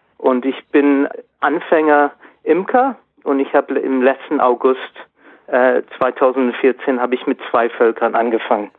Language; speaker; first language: German; native; German